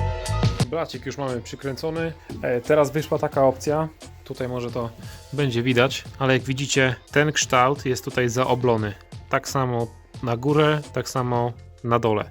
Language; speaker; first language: Polish; native; Polish